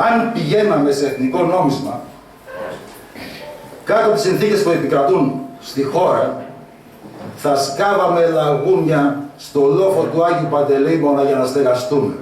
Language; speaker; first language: Greek; native; Greek